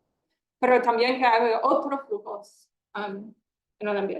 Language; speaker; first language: Spanish; non-native, fluent; English